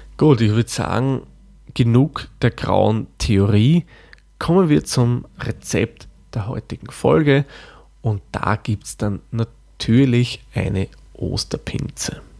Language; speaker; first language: German; native; German